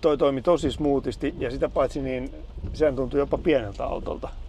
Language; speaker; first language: Finnish; native; Finnish